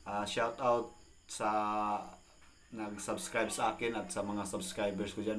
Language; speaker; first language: Filipino; non-native, local second language; Cebuano